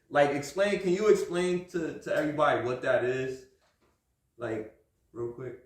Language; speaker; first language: English; native; English